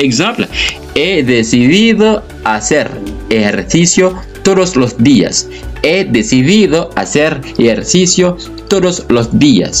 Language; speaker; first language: Spanish; non-native, fluent; French